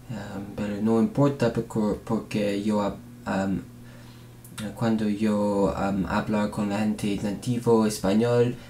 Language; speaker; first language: Spanish; non-native, learner; English